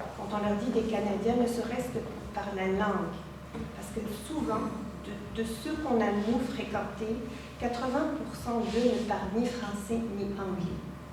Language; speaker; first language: French; non-native, local second language; Arabic